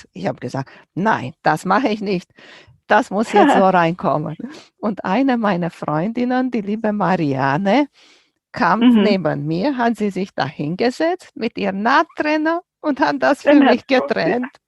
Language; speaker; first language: German; non-native, fluent; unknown